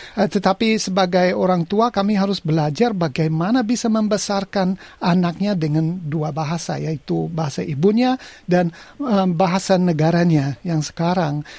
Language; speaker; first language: Indonesian; non-native, fluent; English